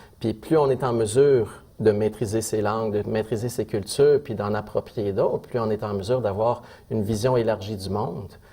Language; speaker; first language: French; native; French